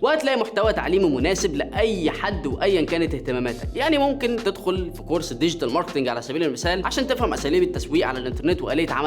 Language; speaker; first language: Arabic; native; Arabic